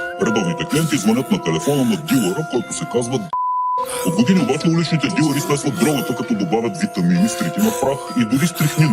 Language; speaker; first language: Bulgarian; native; Bulgarian